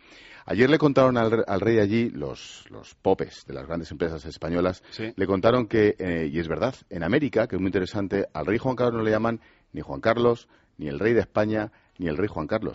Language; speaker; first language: Spanish; native; Spanish